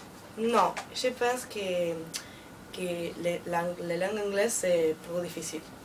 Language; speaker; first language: French; non-native, learner; Spanish